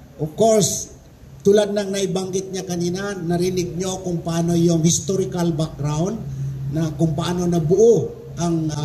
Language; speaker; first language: Filipino; native; Filipino